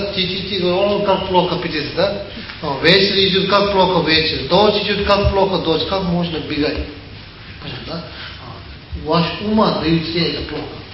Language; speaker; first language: Russian; non-native, learner; Tibetan